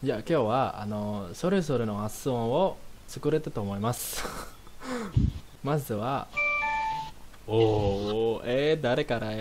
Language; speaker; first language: Japanese; non-native, learner; Indonesian